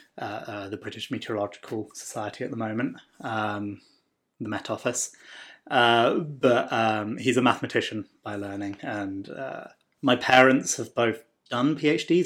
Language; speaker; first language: English; native; English